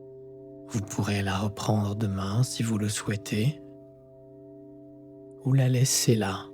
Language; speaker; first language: French; native; French